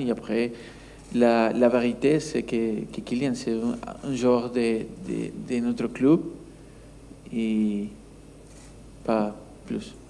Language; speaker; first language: French; non-native, learner; Spanish